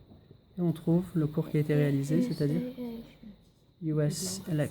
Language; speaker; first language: French; native; French